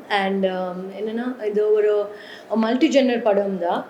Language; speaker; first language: Tamil; non-native, learner; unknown